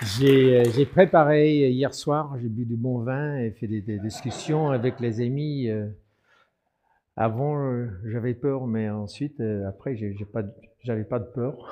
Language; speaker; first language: French; non-native, fluent; English